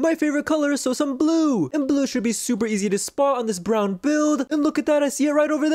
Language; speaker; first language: English; native; English